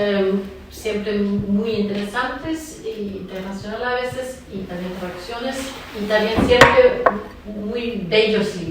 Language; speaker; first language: Spanish; non-native, fluent; German